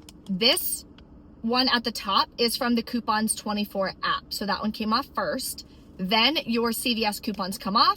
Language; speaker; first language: English; native; English